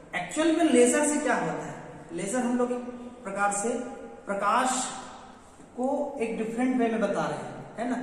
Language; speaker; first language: Hindi; native; Hindi